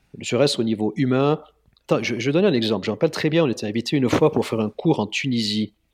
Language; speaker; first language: French; non-native, local second language; Arabic